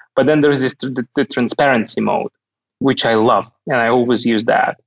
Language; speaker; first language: English; non-native, fluent; Russian